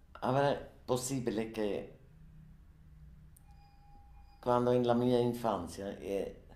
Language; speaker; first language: Italian; non-native, learner; German